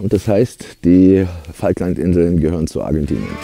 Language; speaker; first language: German; native; German